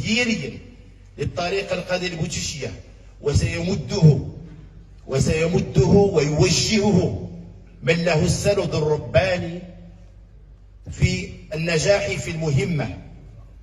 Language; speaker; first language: Arabic; native; Arabic